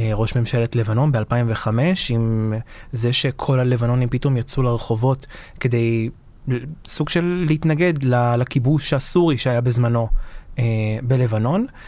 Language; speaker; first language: Hebrew; early bilingual, other home language; Arabic